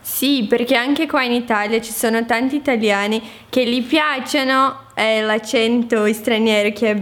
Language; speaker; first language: Italian; non-native, fluent; Portuguese